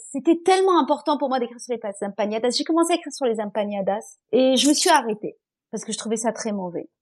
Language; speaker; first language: French; non-native, local second language; Arabic